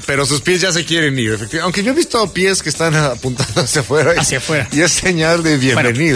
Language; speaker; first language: Spanish; native; Spanish